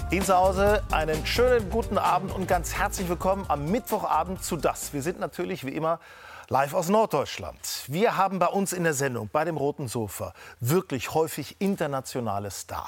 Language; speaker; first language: German; native; German